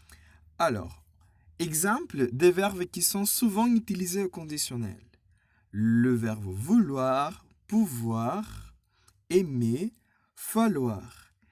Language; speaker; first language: French; non-native, fluent; Spanish